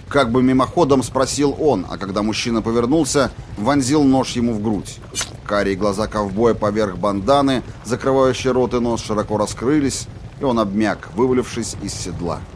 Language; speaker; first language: Russian; native; Russian